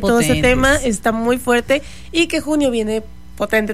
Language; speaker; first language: Spanish; native; Spanish